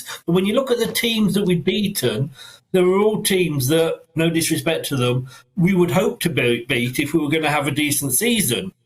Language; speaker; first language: English; native; English